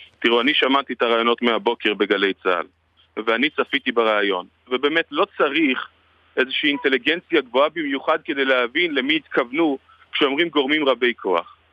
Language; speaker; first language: Hebrew; native; Hebrew